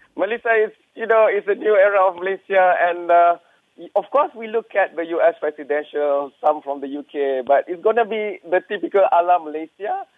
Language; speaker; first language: English; non-native, local second language; Malay